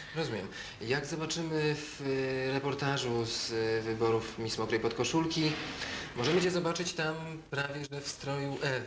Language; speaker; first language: Polish; native; Polish